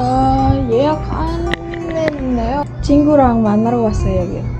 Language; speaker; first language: Korean; non-native, fluent; Filipino